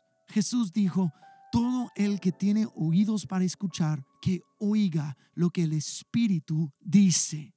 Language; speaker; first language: Spanish; non-native, fluent; English